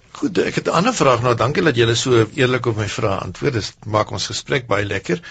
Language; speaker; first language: Afrikaans; native; Afrikaans